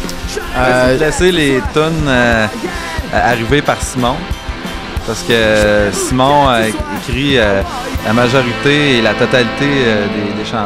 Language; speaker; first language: French; native; French